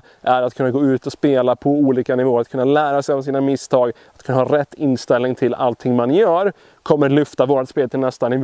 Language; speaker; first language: Swedish; native; Swedish